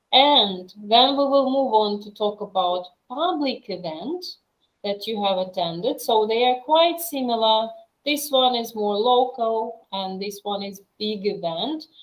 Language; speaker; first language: English; non-native, fluent; Russian